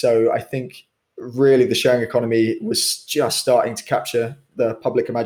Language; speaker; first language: English; native; English